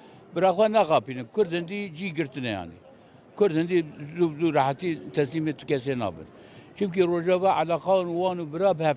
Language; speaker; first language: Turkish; non-native, local second language; Kurdish